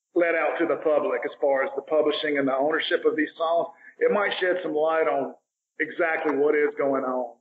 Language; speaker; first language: English; native; English